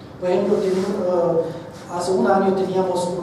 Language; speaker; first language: Spanish; non-native, fluent; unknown